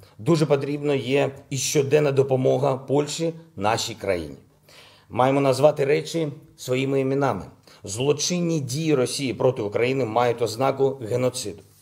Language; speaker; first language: Ukrainian; non-native, local second language; Russian